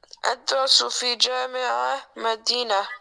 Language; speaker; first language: Arabic; non-native, learner; Urdu